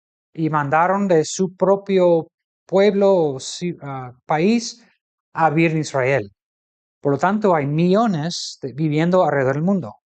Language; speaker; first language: Spanish; non-native, fluent; English